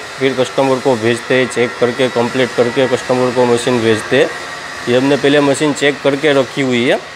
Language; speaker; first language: Hindi; non-native, local second language; Gujarati